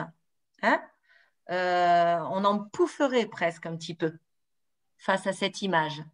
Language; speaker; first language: French; native; French